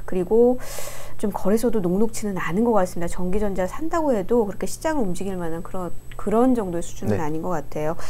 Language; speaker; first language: Korean; native; Korean